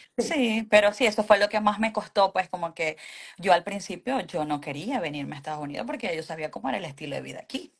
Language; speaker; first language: Spanish; native; Spanish